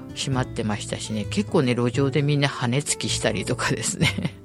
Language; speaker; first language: Japanese; native; Japanese